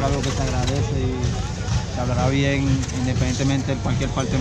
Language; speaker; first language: Spanish; native; Spanish